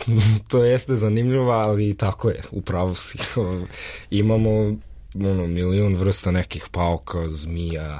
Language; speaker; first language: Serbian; early bilingual, heritage; Serbian